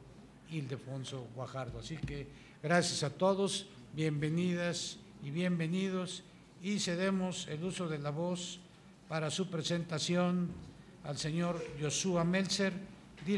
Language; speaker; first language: Spanish; native; Spanish